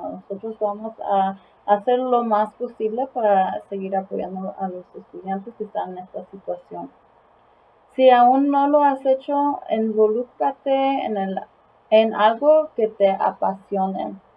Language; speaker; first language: Spanish; early bilingual, heritage; Spanish